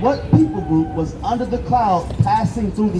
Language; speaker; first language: English; native; English